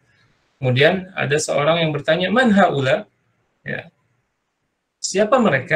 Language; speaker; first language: Indonesian; native; Indonesian